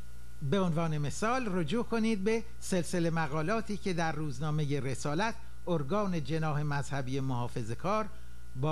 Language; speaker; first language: Persian; native; Persian